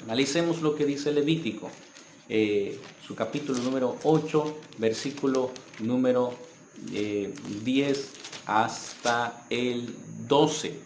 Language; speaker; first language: Spanish; native; Spanish